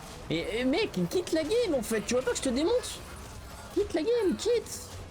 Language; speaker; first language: French; native; French